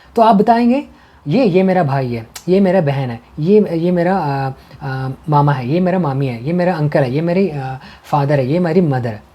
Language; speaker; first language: Hindi; non-native, local second language; Tamil